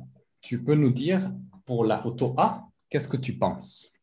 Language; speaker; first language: French; non-native, fluent; English